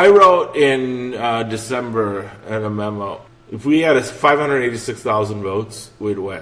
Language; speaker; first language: English; native; English